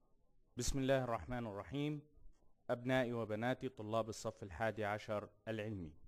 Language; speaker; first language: Arabic; native; Arabic